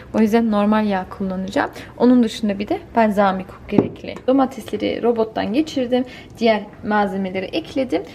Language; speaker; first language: Turkish; early bilingual, heritage; Turkish